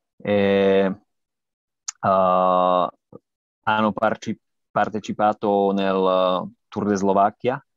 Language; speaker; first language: Italian; non-native, learner; Slovak